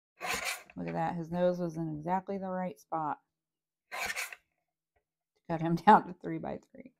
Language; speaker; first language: English; native; English